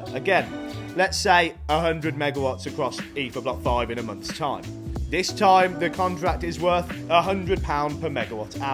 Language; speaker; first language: English; native; English